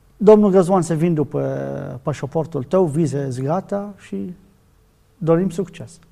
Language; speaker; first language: Romanian; non-native, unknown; Arabic